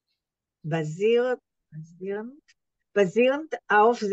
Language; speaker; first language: German; non-native, learner; Hebrew